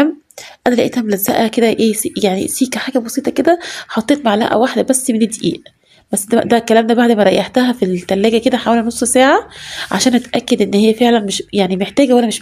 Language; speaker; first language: Arabic; native; Arabic